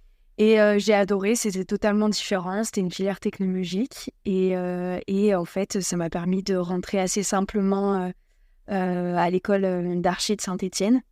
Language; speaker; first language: French; native; French